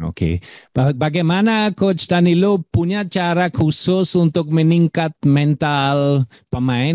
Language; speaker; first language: Indonesian; non-native, fluent; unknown